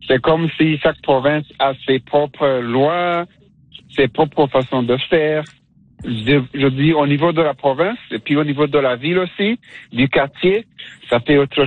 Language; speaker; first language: French; non-native, local second language; Kinyarwanda